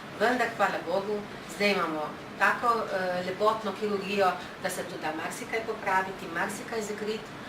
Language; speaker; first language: Slovenian; native; Slovenian